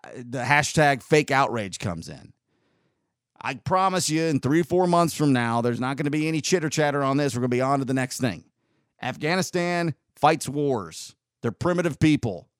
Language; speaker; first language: English; native; English